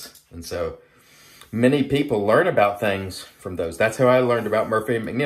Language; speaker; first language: English; native; English